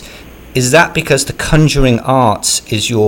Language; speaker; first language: English; native; English